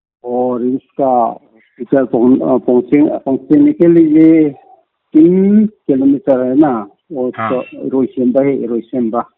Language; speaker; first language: Hindi; non-native, local second language; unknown